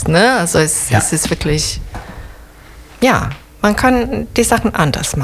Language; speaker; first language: German; non-native, fluent; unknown